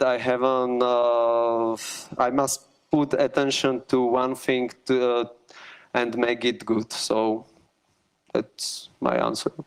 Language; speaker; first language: English; non-native, learner; Slovak